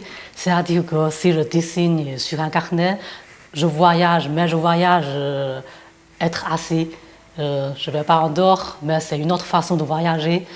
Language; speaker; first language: French; non-native, fluent; Chinese